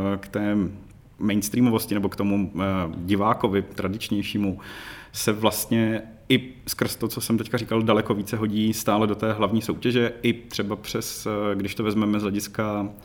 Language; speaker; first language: Czech; native; Czech